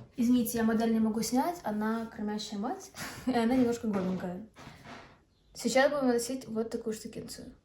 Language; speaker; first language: Russian; native; Russian